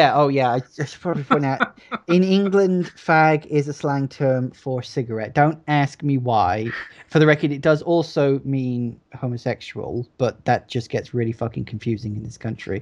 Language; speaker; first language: English; native; English